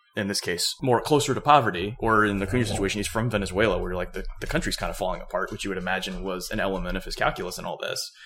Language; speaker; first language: English; native; English